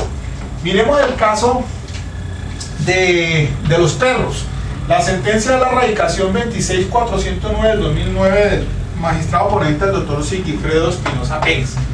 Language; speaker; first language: Spanish; native; Spanish